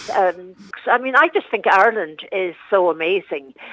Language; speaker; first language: English; native; English